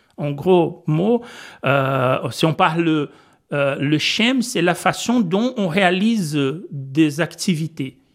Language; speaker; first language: French; non-native, fluent; Portuguese